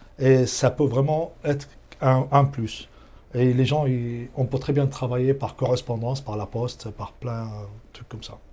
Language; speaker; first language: French; non-native, fluent; Arabic